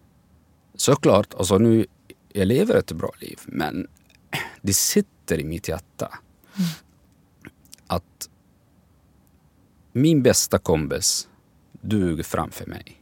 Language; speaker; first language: Swedish; non-native, learner; Arabic